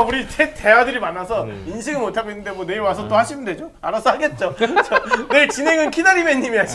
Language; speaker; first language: Korean; native; Korean